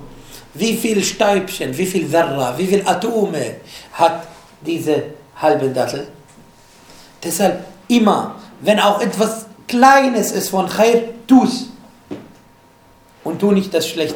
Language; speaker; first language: German; non-native, fluent; Arabic